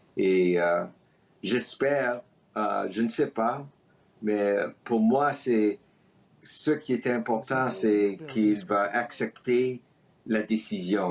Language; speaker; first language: French; early bilingual, heritage; French